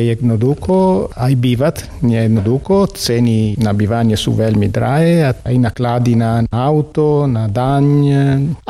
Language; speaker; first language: Slovak; non-native, learner; Italian